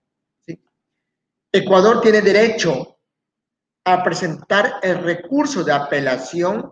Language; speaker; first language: Spanish; native; Spanish